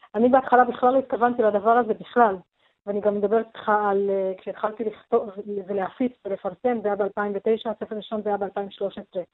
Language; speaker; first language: Hebrew; non-native, local second language; Arabic